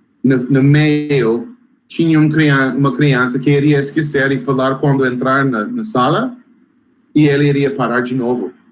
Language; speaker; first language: Portuguese; non-native, fluent; English